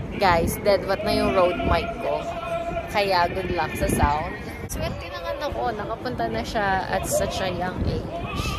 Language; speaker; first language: Filipino; native; Filipino